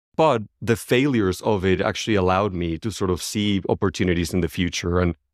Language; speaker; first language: English; non-native, fluent; Spanish